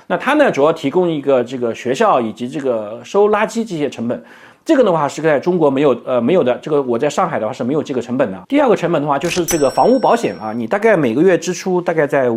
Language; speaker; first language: Chinese; native; Chinese